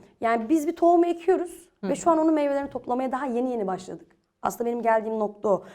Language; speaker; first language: Turkish; native; Turkish